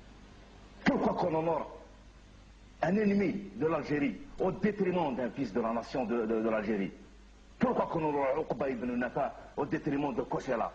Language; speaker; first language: French; non-native, local second language; Kabyle